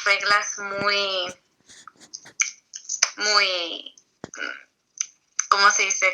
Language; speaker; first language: Spanish; early bilingual, heritage; Spanish